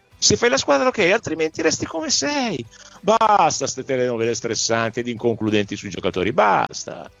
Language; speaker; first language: Italian; native; Italian